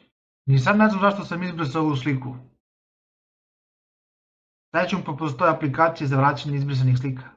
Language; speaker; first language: Bosnian; native; Bosnian